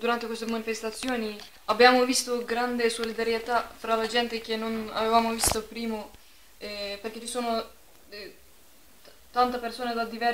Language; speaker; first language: Italian; non-native, fluent; Turkish